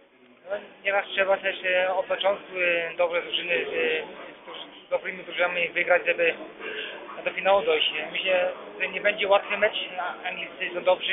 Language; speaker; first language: Polish; early bilingual, heritage; Polish